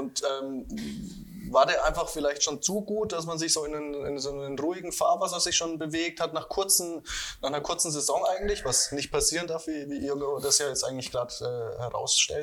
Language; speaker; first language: German; native; German